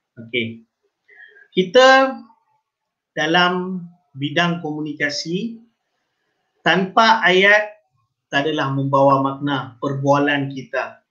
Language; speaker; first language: Malay; non-native, local second language; Tamil